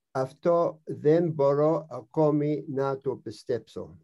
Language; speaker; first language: Greek; non-native, learner; English